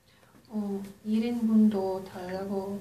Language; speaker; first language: Korean; non-native, learner; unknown